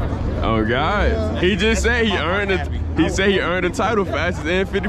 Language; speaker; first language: English; native; English